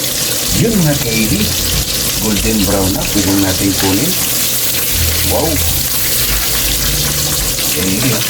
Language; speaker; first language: Filipino; native; Filipino